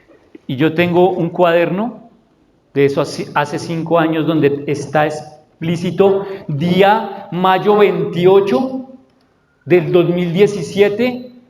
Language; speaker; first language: Spanish; native; Spanish